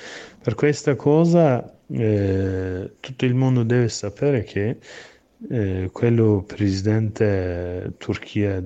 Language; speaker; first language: Italian; non-native, learner; Kurdish